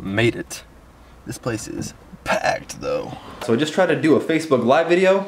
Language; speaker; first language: English; native; English